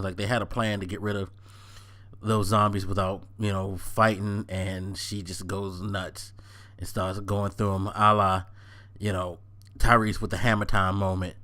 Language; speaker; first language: English; native; English